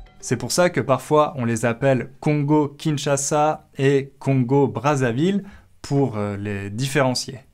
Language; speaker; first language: French; native; French